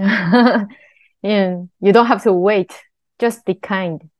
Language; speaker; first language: English; non-native, learner; Chinese